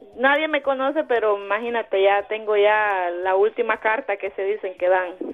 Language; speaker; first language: Spanish; native; Spanish